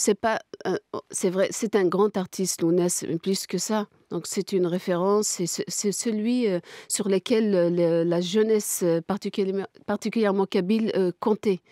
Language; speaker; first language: French; non-native, local second language; Kabyle